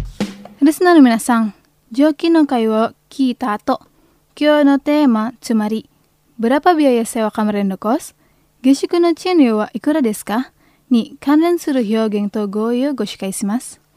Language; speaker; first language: Japanese; non-native, fluent; Indonesian